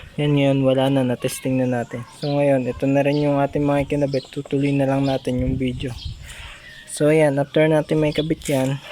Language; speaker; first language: Filipino; native; Filipino